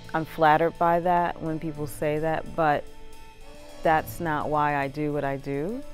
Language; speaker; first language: English; native; English